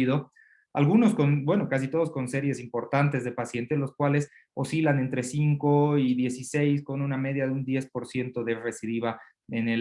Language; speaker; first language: Spanish; native; Spanish